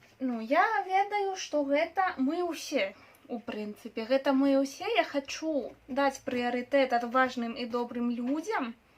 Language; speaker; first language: Belarusian; non-native, local second language; Russian